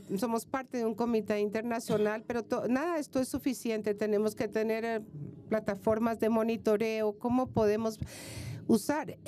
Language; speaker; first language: Spanish; non-native, fluent; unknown